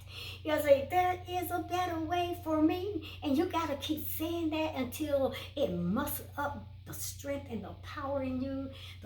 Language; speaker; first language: English; native; English